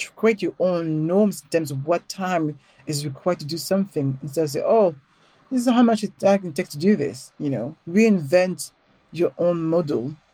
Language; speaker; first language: English; non-native, fluent; French